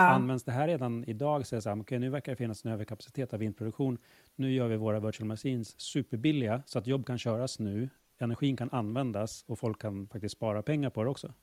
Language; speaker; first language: Swedish; native; Swedish